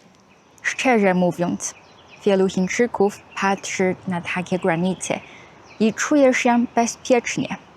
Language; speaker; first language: Polish; non-native, fluent; Chinese